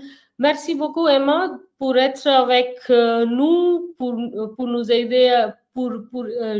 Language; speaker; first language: French; non-native, fluent; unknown